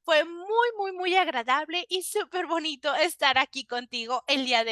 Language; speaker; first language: Spanish; native; Spanish